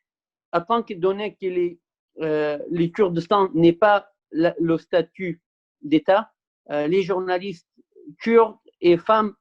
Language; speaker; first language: French; non-native, fluent; Kurdish